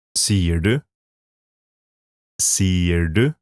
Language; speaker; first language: Norwegian; non-native, fluent; Polish